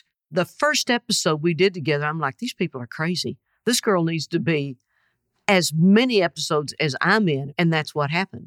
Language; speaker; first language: English; native; English